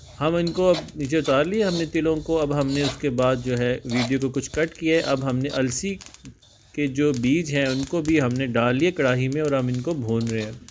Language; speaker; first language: Urdu; non-native, local second language; Punjabi